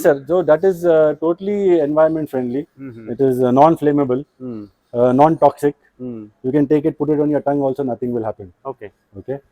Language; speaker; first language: Kannada; non-native, local second language; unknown